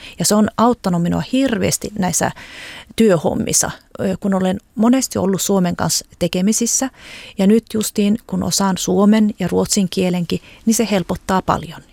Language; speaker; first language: Finnish; early bilingual, heritage; Finnish